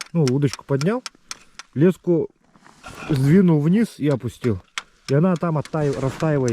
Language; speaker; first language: Russian; native; Russian